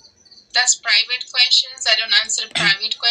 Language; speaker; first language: English; non-native, fluent; Italian